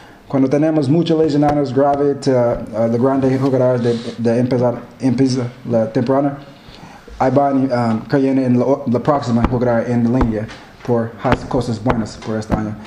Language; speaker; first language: Spanish; non-native, learner; English